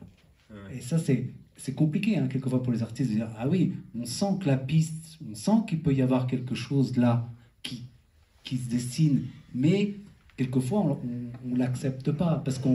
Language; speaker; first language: French; native; French